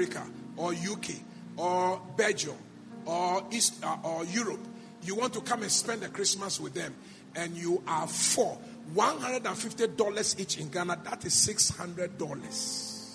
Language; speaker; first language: English; non-native, local second language; Akan